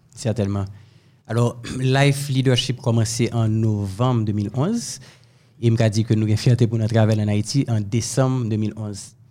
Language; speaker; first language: French; non-native, local second language; Haitian Creole